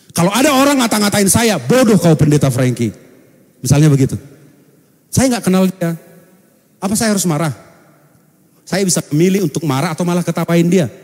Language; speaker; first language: Indonesian; non-native, local second language; Batak Toba